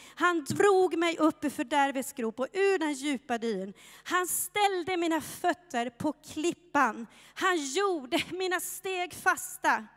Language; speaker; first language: Swedish; native; Swedish